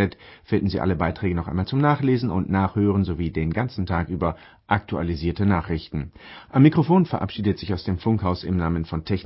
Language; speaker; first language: German; native; German